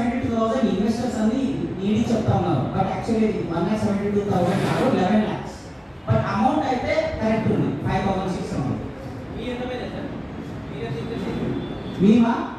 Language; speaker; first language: Telugu; non-native, local second language; Urdu